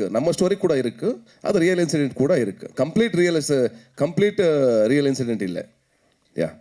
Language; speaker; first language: Tamil; non-native, local second language; Kannada